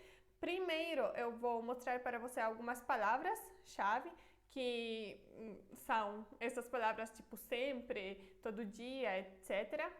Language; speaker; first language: Portuguese; non-native, fluent; Polish